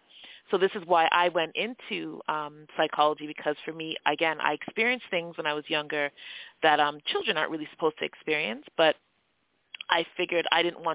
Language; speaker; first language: English; native; English